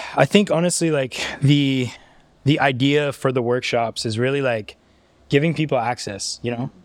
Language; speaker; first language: English; native; English